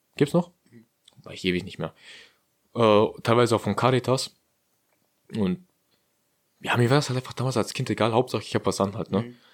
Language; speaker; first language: German; early bilingual, other home language; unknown